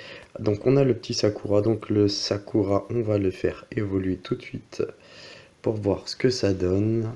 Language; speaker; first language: French; native; French